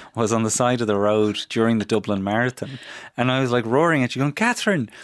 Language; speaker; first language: English; native; English